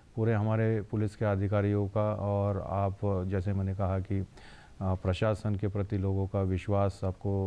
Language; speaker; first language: Hindi; non-native, local second language; Marathi